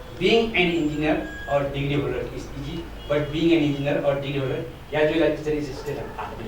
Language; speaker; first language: English; non-native, local second language; Nepali